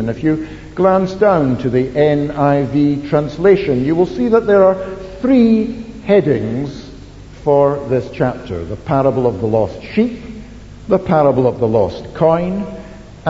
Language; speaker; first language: English; native; English